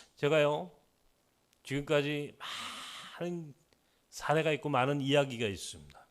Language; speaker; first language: Korean; native; Korean